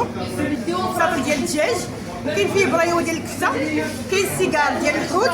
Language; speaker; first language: Arabic; native; Arabic